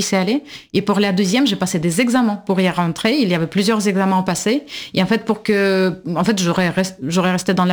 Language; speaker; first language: French; non-native, fluent; Russian